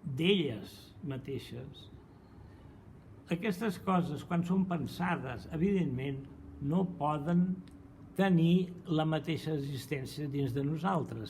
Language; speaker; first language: Catalan; non-native, fluent; Portuguese